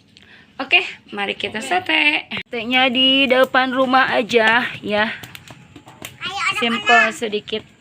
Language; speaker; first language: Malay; non-native, local second language; Sundanese